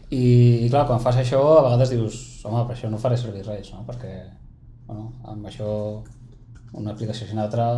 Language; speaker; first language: Catalan; non-native, local second language; Spanish